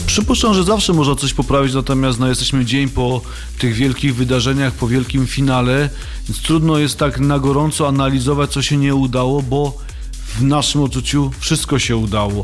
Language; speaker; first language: Polish; native; Polish